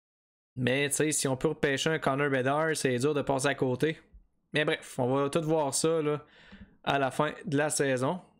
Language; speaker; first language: French; native; French